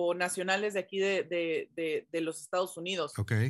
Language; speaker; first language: Spanish; early bilingual, heritage; Spanish